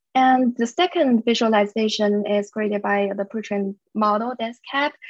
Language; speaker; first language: English; non-native, fluent; Chinese